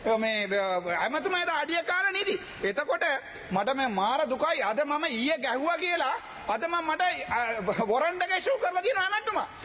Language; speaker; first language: Sinhala; non-native, local second language; Tamil